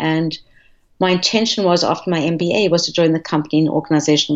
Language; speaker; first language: English; native; English